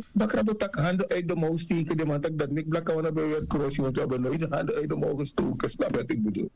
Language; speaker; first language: Dutch; native; Dutch